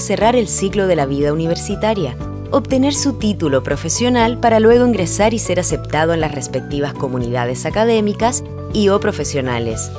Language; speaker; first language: Spanish; native; Spanish